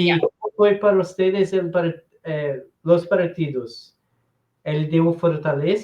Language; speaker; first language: Spanish; non-native, learner; Portuguese